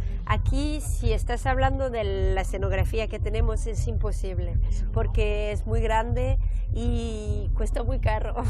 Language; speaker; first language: Spanish; early bilingual, heritage; French